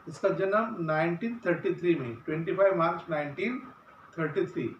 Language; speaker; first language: Hindi; non-native, local second language; Marathi